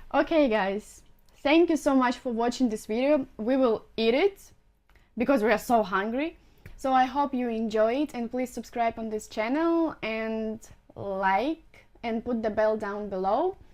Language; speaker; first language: English; non-native, fluent; Russian